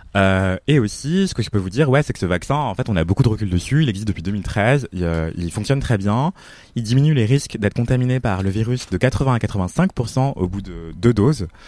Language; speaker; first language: French; native; French